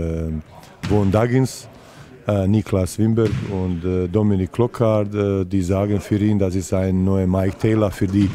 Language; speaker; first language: German; non-native, fluent; Serbian